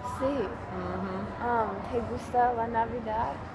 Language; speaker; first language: Spanish; non-native, learner; English